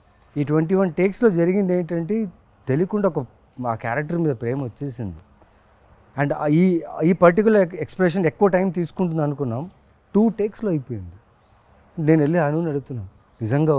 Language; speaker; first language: Telugu; native; Telugu